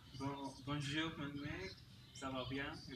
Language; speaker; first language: French; non-native, learner; Spanish